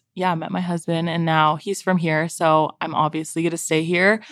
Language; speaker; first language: English; native; English